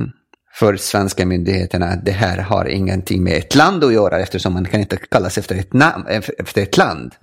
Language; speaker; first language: Swedish; non-native, fluent; Arabic